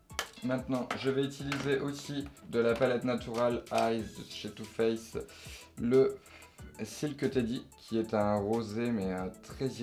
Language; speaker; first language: French; native; French